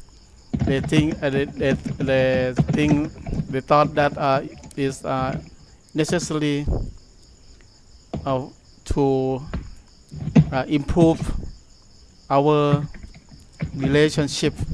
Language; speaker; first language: English; non-native, learner; Thai